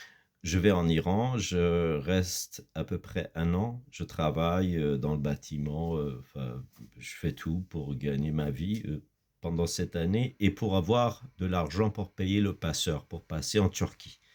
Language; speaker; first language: French; non-native, fluent; Kurdish